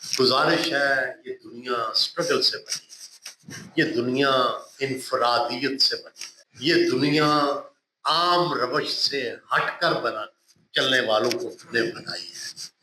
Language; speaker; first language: Urdu; non-native, local second language; Punjabi